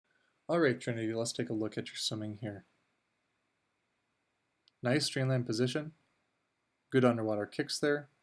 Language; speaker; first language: English; native; English